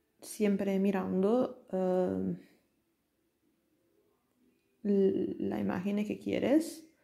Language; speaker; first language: Spanish; non-native, learner; Italian